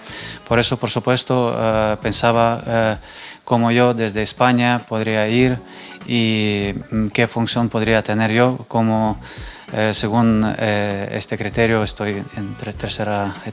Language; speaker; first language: Spanish; non-native, fluent; Ukrainian